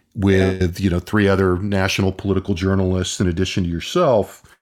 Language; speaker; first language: English; native; English